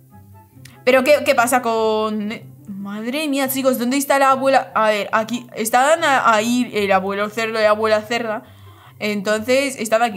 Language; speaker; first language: Spanish; non-native, fluent; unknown